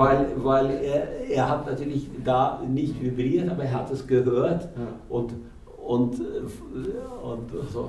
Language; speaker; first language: German; non-native, fluent; Norwegian